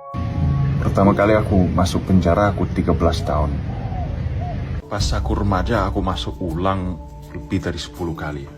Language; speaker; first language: Indonesian; non-native, fluent; English